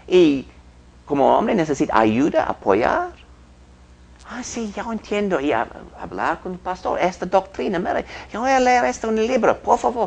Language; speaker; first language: Spanish; non-native, fluent; English